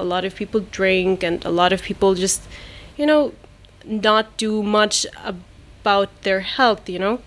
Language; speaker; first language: English; non-native, fluent; German